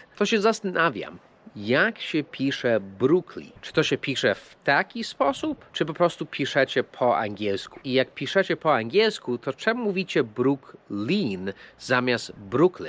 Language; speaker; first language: Polish; non-native, fluent; English